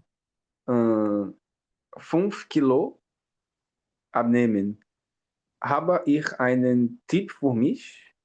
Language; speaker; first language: German; non-native, learner; Portuguese